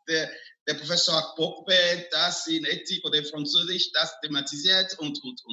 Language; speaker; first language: German; non-native, fluent; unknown